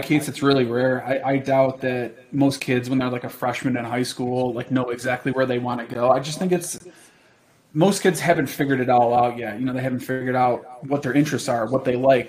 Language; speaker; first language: English; native; English